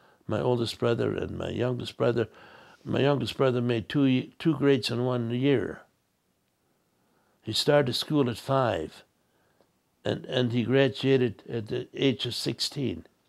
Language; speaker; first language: English; native; English